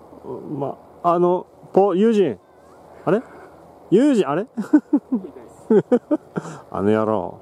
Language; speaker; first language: Japanese; native; Japanese